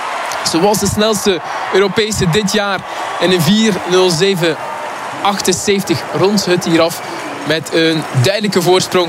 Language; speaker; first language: Dutch; native; Dutch